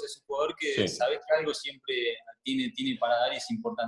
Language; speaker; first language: Spanish; native; Spanish